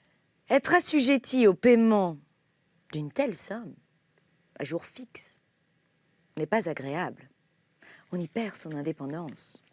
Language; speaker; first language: French; native; French